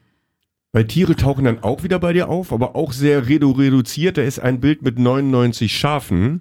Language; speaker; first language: German; native; German